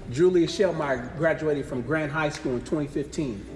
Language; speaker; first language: English; native; English